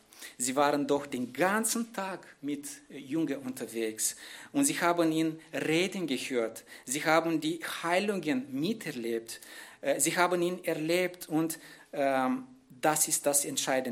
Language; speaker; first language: German; non-native, fluent; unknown